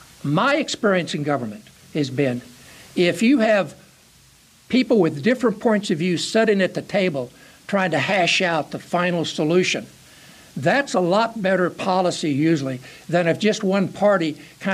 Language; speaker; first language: English; native; English